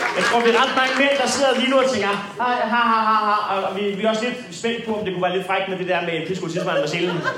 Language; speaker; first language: Danish; native; Danish